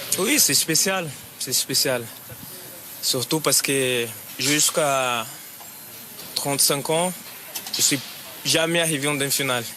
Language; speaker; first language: French; non-native, fluent; Portuguese